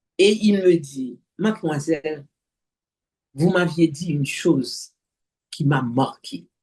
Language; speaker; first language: French; non-native, local second language; Haitian Creole